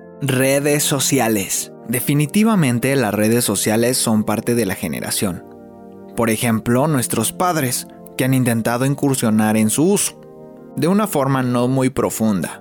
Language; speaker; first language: Spanish; native; Spanish